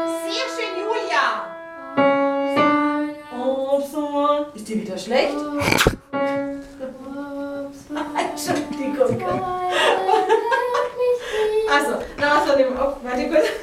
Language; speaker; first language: German; native; German